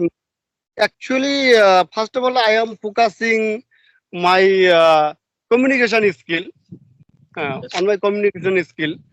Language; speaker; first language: English; non-native, learner; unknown